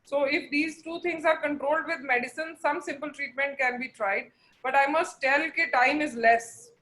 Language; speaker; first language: English; non-native, local second language; Punjabi